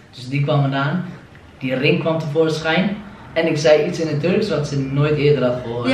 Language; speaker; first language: Dutch; early bilingual, other home language; Turkish